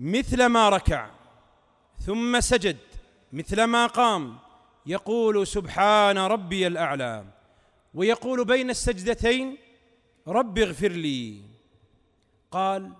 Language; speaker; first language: Arabic; native; Arabic